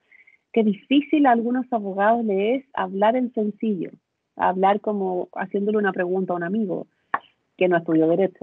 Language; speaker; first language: Spanish; native; Spanish